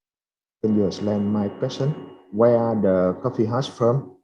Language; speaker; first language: English; non-native, fluent; Vietnamese